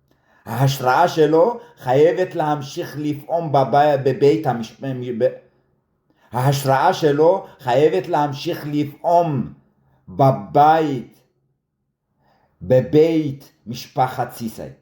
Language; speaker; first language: Hebrew; early bilingual, other home language; Amharic